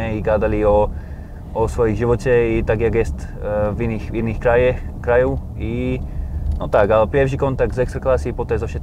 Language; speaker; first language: Polish; non-native, learner; Slovak